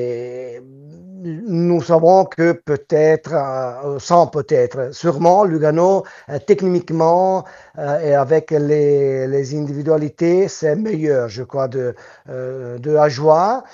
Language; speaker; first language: French; non-native, local second language; Italian